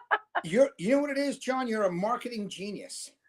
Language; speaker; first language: English; native; English